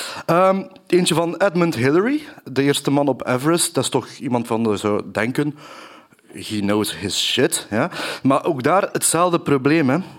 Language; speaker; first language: Dutch; native; Dutch